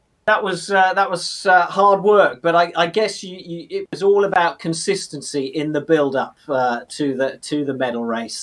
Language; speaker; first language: English; native; English